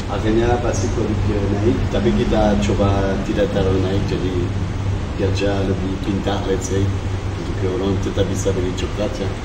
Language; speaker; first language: Indonesian; non-native, fluent; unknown